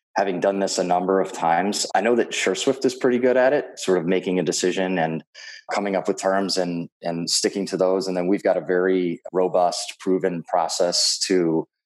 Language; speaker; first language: English; native; English